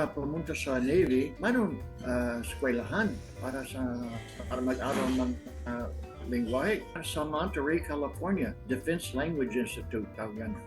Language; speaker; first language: Filipino; non-native, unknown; English